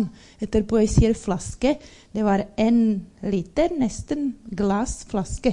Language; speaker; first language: Norwegian; non-native, learner; Czech